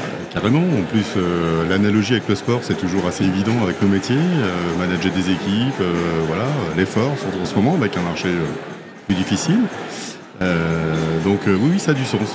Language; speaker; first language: French; native; French